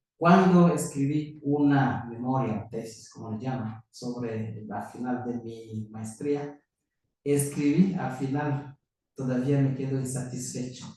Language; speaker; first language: Spanish; non-native, fluent; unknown